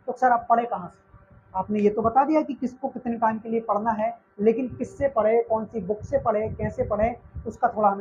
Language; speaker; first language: Hindi; native; Hindi